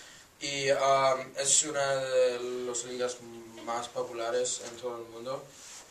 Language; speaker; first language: Spanish; non-native, learner; English